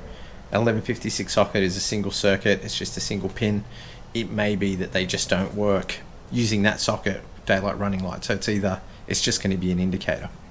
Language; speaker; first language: English; native; English